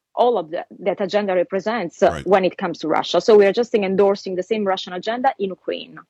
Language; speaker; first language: English; non-native, fluent; Italian